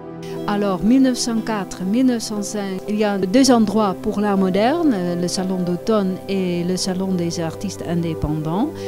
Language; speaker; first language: French; non-native, fluent; Dutch